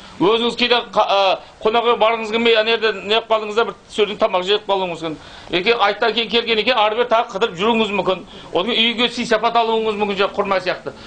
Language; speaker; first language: Kazakh; native; Kazakh